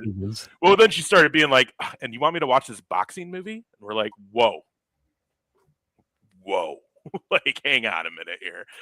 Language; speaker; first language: English; native; English